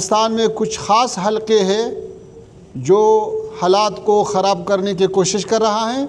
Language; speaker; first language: Hindi; non-native, fluent; Pashto